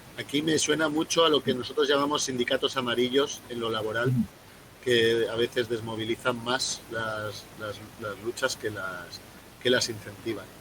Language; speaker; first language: Spanish; native; Spanish